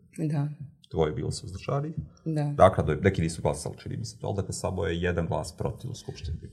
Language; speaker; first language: Bosnian; native; Bosnian